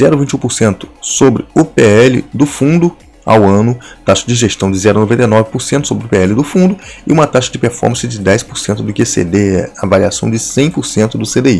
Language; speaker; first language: Portuguese; native; Portuguese